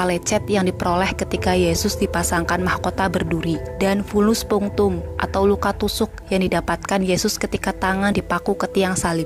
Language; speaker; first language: Indonesian; native; Indonesian